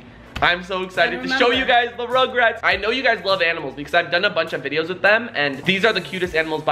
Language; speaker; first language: English; native; English